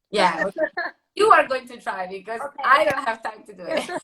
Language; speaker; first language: English; non-native, fluent; Italian